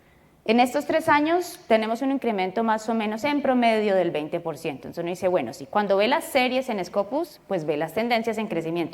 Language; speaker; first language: Spanish; native; Spanish